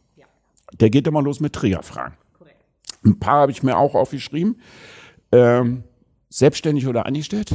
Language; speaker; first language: German; native; German